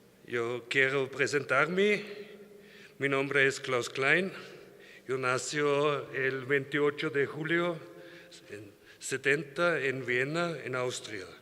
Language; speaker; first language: Spanish; non-native, learner; German